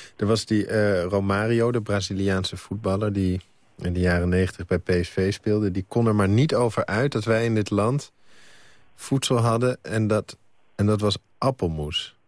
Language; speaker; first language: Dutch; native; Dutch